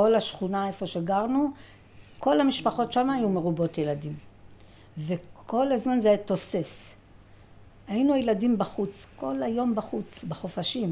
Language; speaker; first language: Hebrew; early bilingual, other home language; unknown